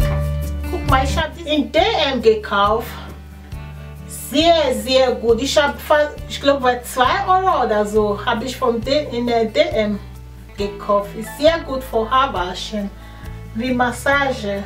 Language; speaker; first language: German; non-native, learner; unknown